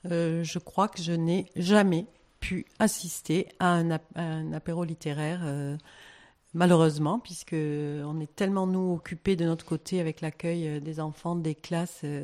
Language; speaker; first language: French; native; French